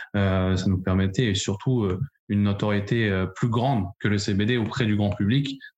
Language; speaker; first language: French; native; French